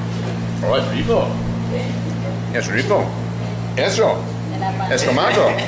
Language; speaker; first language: Spanish; non-native, learner; English